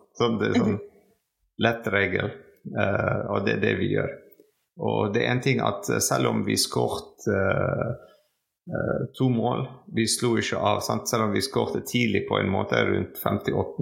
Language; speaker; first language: Norwegian; non-native, fluent; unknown